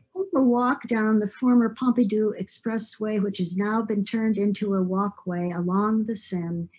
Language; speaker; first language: English; native; English